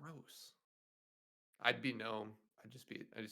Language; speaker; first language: English; native; English